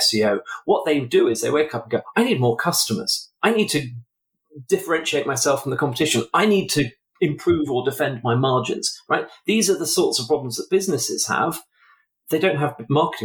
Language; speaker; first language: English; native; English